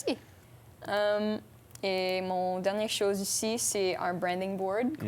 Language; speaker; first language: French; non-native, local second language; English